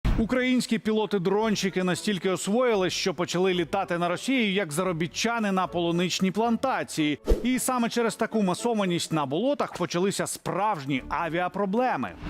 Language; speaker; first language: Ukrainian; native; Ukrainian